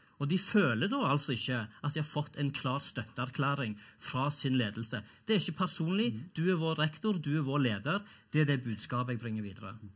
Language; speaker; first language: Norwegian; early bilingual, other home language; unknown